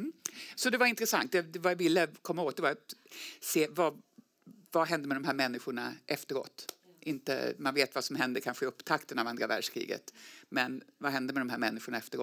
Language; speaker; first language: Swedish; native; Swedish